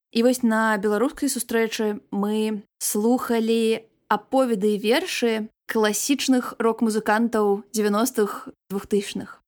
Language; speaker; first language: Belarusian; non-native, local second language; Russian